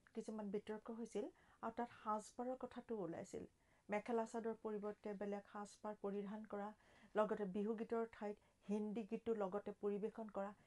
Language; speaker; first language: Assamese; native; Assamese